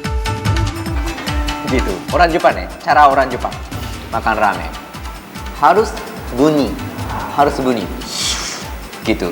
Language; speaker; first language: Indonesian; non-native, fluent; Japanese